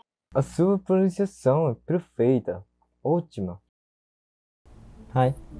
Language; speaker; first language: Portuguese; non-native, learner; Japanese